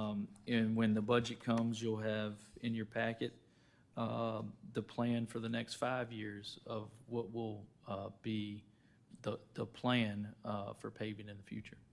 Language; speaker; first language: English; native; English